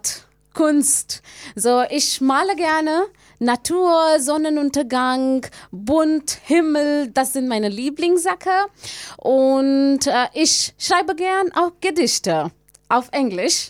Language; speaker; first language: German; non-native, fluent; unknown